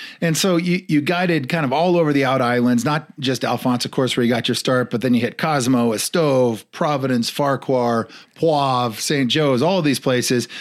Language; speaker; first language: English; native; English